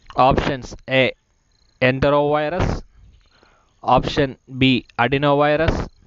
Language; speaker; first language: English; non-native, local second language; Malayalam